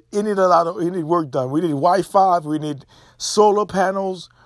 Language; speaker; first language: English; non-native, fluent; Haitian Creole